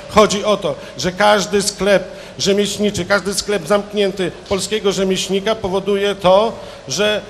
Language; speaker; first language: Polish; native; Polish